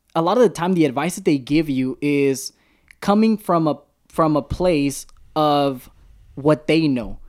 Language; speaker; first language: English; native; English